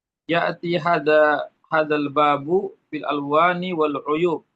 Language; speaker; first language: Arabic; non-native, fluent; Indonesian